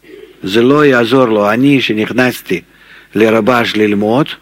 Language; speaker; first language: Hebrew; non-native, fluent; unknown